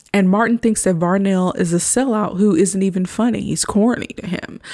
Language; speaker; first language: English; native; English